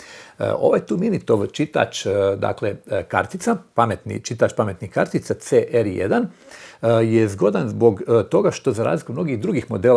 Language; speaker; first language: Croatian; native; Croatian